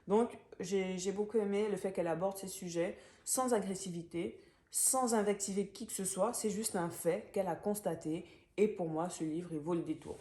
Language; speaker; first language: French; native; French